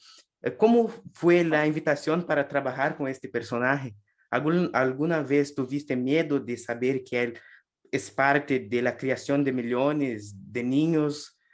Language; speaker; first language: Spanish; non-native, learner; Portuguese